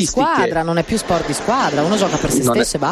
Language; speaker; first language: Italian; native; Italian